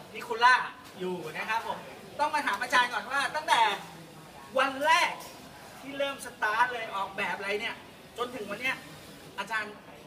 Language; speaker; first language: Thai; native; Thai